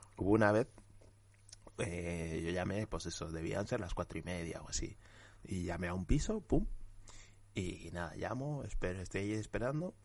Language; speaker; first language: Spanish; early bilingual, other home language; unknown